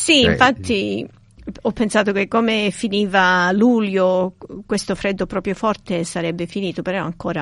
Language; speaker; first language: Italian; early bilingual, heritage; Italian